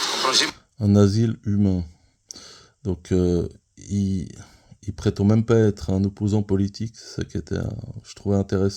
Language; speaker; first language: French; native; French